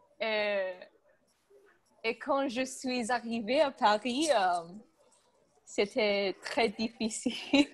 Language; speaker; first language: French; non-native, learner; English